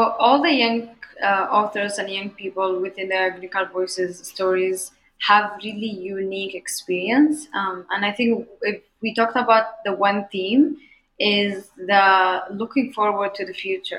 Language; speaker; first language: English; non-native, fluent; Arabic